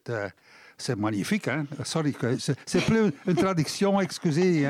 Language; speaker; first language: French; non-native, fluent; Dutch